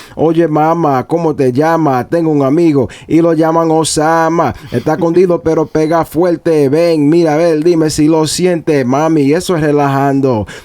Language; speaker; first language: Spanish; early bilingual, heritage; Spanish